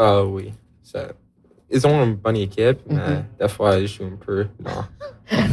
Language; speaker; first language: French; non-native, local second language; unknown